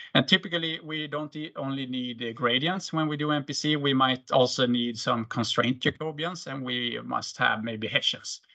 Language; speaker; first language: English; non-native, fluent; Swedish